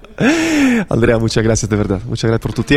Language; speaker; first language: Spanish; non-native, fluent; Polish